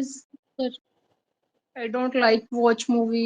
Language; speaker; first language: English; non-native, learner; Haryanvi